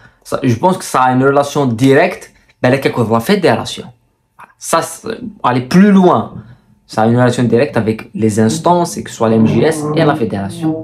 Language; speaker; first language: French; non-native, local second language; Kabyle